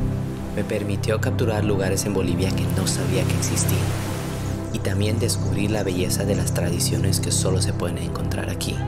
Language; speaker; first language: Spanish; native; Spanish